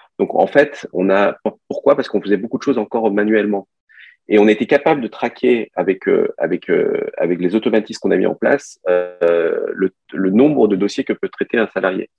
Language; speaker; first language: French; early bilingual, other home language; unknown